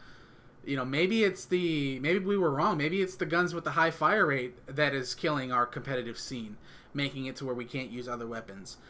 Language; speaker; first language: English; native; English